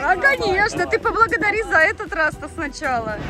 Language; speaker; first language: Russian; native; Russian